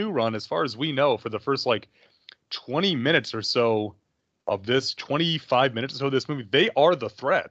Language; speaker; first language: English; native; English